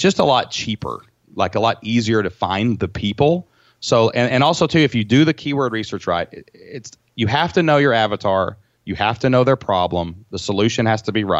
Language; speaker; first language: English; native; English